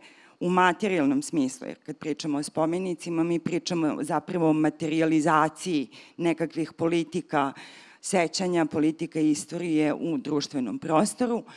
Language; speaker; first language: Serbian; native; Serbian